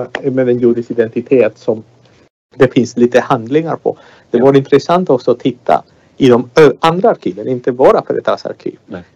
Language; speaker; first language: Swedish; non-native, fluent; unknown